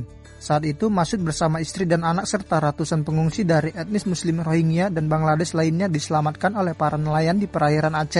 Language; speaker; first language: Indonesian; native; Indonesian